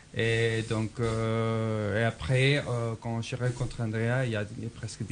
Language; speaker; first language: French; non-native, fluent; Spanish